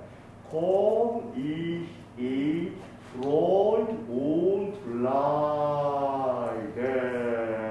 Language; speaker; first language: Japanese; native; Japanese